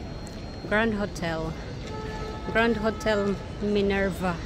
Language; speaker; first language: English; non-native, local second language; Filipino